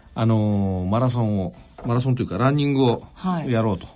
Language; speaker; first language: Japanese; native; Japanese